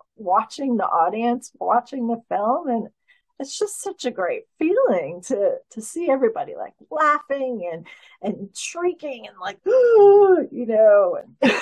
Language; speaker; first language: English; native; English